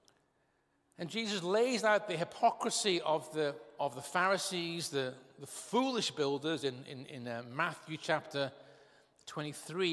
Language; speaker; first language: English; native; English